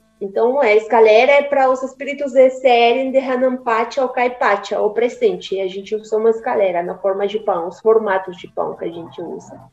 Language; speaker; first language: Portuguese; non-native, fluent; Spanish